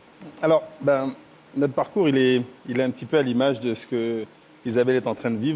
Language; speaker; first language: French; native; French